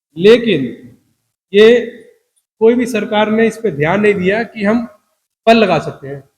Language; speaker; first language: Hindi; non-native, local second language; Punjabi